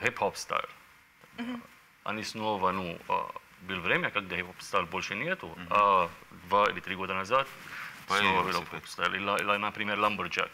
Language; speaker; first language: Russian; non-native, learner; Arabic